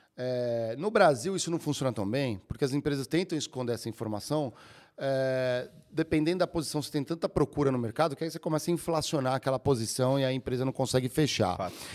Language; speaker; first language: Portuguese; native; Portuguese